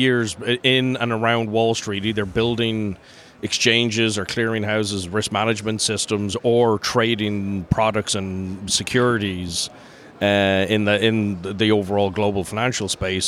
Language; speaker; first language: English; native; English